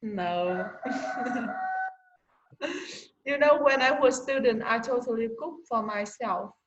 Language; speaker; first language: English; non-native, learner; Vietnamese